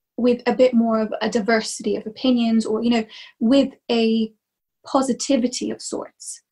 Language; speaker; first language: English; native; English